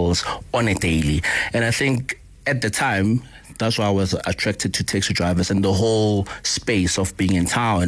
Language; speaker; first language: English; non-native, local second language; Northern Sotho